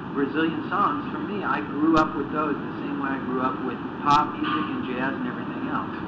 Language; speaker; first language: English; native; English